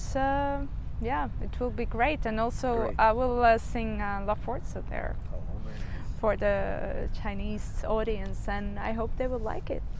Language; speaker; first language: English; non-native, fluent; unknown